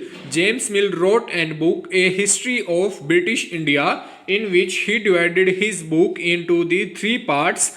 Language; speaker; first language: English; non-native, local second language; Hindi